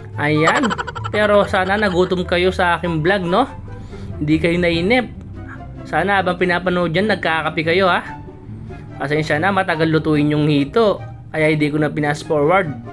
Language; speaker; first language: Filipino; non-native, local second language; Pampanga